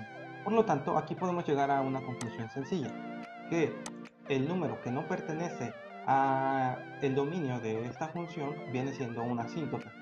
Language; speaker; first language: Spanish; native; Spanish